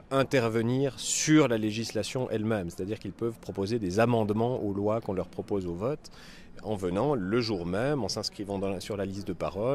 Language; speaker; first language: French; native; French